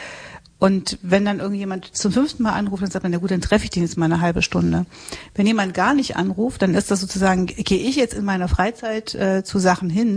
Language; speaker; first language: German; native; German